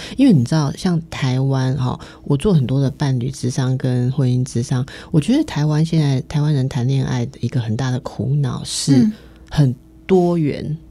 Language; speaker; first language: Chinese; native; Chinese